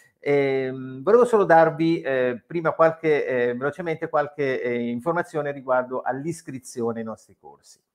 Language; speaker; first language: Italian; native; Italian